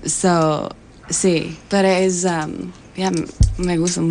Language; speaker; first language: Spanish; non-native, learner; English